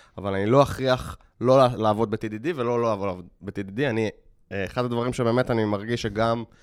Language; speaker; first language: Hebrew; native; Hebrew